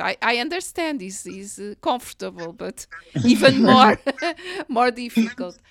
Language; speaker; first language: English; non-native, fluent; Portuguese